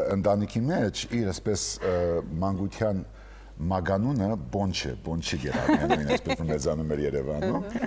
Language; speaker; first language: Armenian; early bilingual, heritage; Armenian